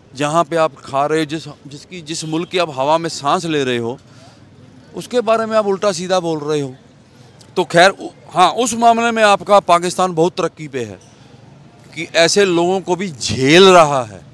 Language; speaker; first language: Hindi; native; Hindi